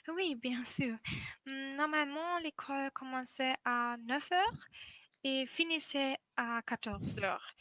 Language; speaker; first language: French; non-native, fluent; German